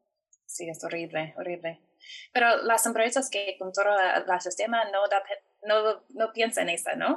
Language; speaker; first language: Spanish; non-native, fluent; English